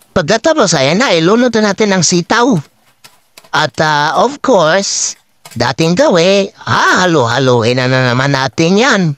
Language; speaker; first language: Filipino; non-native, local second language; Cebuano